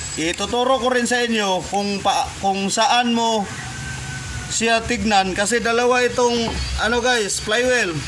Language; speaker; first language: Filipino; non-native, local second language; Cebuano